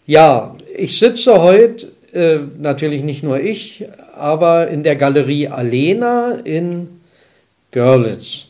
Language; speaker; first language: German; native; German